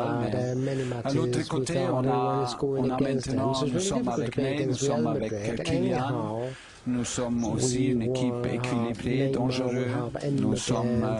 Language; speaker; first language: French; non-native, fluent; German